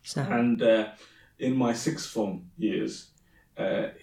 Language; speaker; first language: English; early bilingual, other home language; Somali